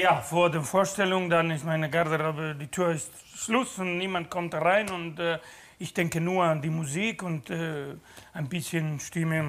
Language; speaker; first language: German; non-native, fluent; Spanish